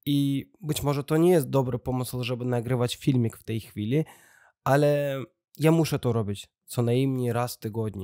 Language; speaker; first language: Polish; non-native, learner; Russian